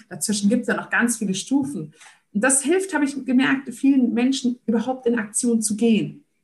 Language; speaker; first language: German; early bilingual, other home language; Turkish